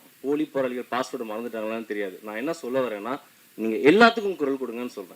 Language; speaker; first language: Tamil; native; Tamil